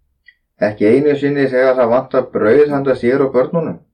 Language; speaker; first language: Icelandic; native; Icelandic